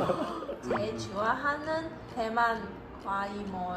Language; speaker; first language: Korean; non-native, learner; Chinese